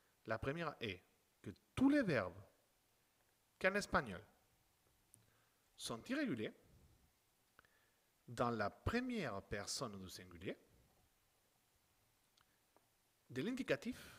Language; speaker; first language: French; non-native, fluent; Spanish